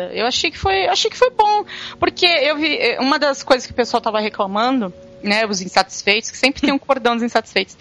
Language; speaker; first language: Portuguese; native; Portuguese